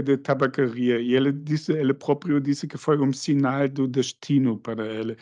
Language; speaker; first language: Portuguese; non-native, fluent; German